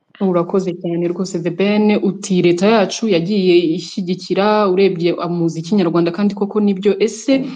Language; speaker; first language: Kinyarwanda; native; Kinyarwanda